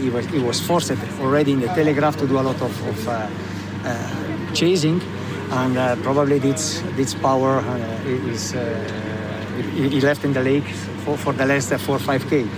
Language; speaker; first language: English; non-native, learner; Italian